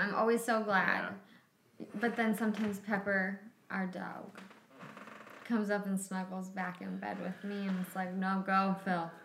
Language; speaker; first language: English; native; English